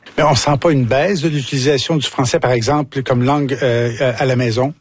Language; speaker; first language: French; native; French